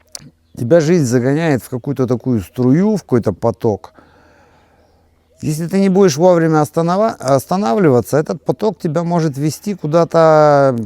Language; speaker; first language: Russian; native; Russian